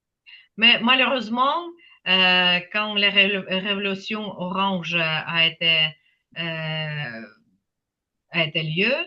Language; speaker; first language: French; non-native, fluent; Ukrainian